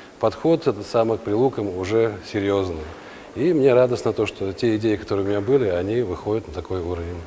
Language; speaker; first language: Russian; native; Russian